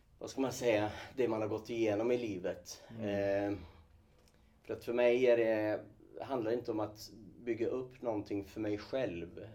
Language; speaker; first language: Swedish; early bilingual, other home language; Kurdish